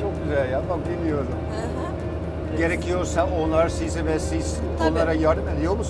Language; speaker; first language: Turkish; non-native, fluent; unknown